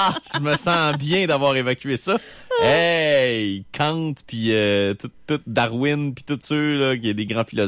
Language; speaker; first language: French; native; French